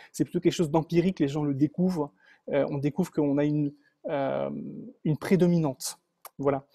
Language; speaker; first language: French; native; French